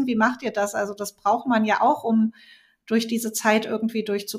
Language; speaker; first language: German; native; German